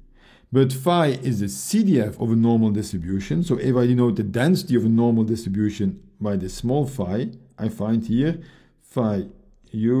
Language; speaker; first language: English; non-native, fluent; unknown